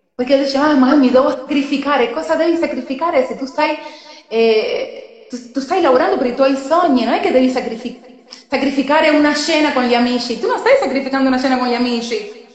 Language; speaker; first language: Italian; non-native, fluent; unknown